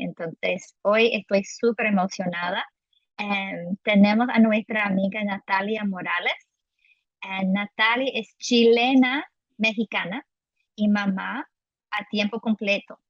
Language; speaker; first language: Spanish; non-native, fluent; English